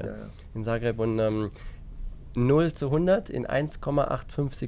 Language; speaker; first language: German; native; German